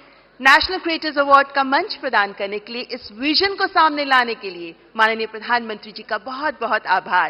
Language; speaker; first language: Hindi; native; Hindi